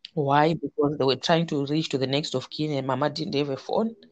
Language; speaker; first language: English; non-native, local second language; Shona